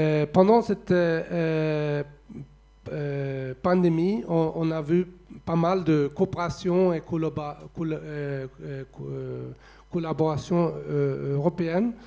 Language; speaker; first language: French; non-native, fluent; Swedish